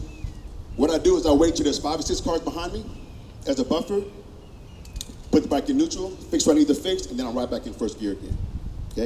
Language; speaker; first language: English; native; English